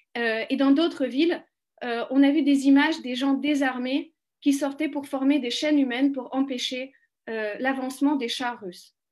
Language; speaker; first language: French; non-native, fluent; Ukrainian